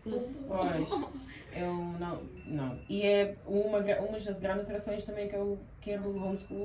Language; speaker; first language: Portuguese; early bilingual, heritage; Portuguese